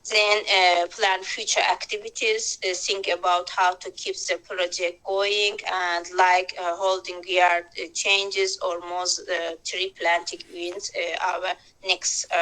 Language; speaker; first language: English; non-native, learner; Azerbaijani